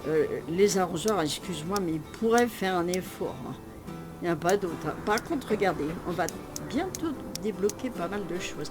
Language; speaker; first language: French; native; French